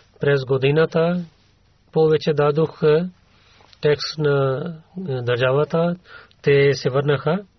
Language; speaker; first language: Bulgarian; non-native, learner; Urdu